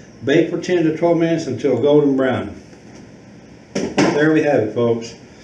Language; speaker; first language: English; native; English